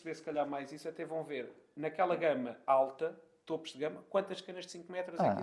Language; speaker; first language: Portuguese; native; Portuguese